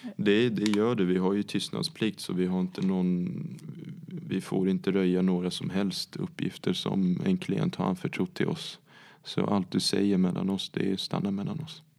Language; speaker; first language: Swedish; early bilingual, other home language; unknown